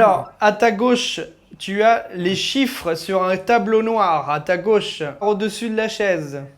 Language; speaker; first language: French; native; French